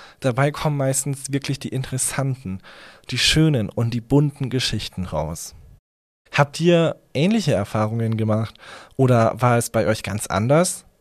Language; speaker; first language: German; early bilingual, other home language; Hungarian